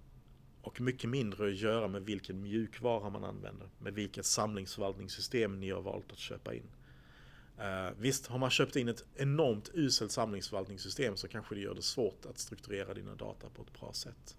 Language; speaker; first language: Swedish; native; Swedish